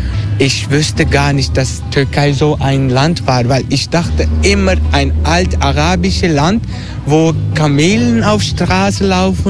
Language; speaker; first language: German; non-native, learner; Dutch